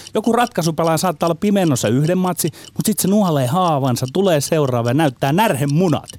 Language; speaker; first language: Finnish; native; Finnish